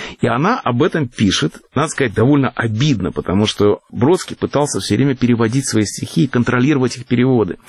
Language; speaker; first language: Russian; native; Russian